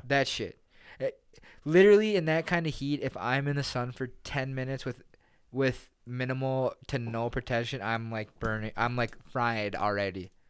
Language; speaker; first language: English; native; English